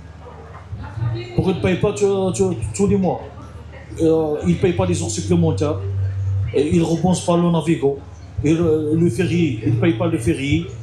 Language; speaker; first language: French; non-native, learner; Arabic